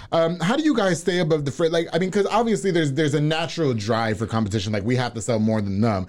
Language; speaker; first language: English; native; English